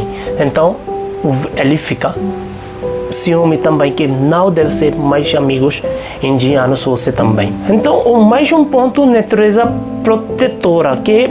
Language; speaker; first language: Portuguese; non-native, local second language; Hindi